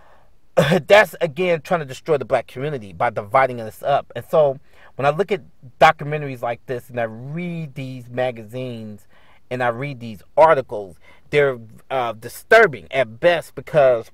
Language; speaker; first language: English; native; English